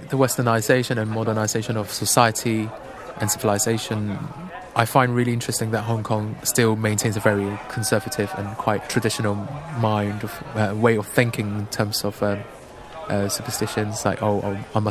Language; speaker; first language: English; non-native, local second language; Cantonese